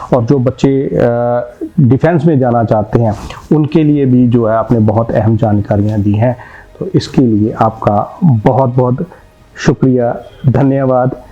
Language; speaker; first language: Hindi; non-native, local second language; Punjabi